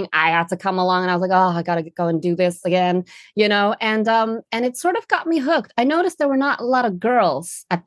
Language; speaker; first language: English; non-native, fluent; Dutch